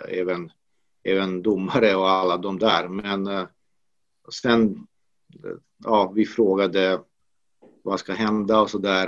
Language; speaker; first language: Swedish; non-native, fluent; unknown